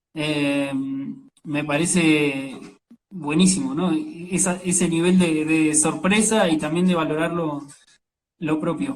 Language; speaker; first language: Spanish; native; Spanish